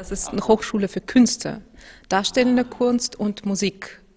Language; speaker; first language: German; non-native, fluent; Russian